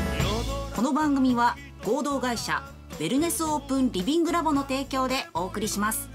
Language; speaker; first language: Japanese; native; Japanese